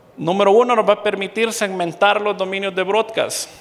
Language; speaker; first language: Spanish; native; Spanish